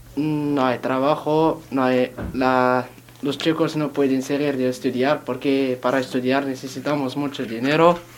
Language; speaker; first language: Spanish; non-native, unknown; Berber languages